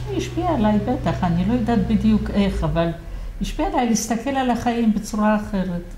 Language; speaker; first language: Hebrew; early bilingual, other home language; Yiddish